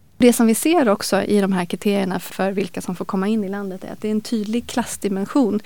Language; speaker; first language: Swedish; native; Swedish